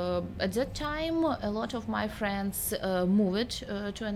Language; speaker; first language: English; non-native, learner; Ukrainian